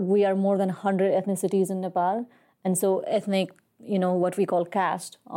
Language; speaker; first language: English; non-native, local second language; Nepali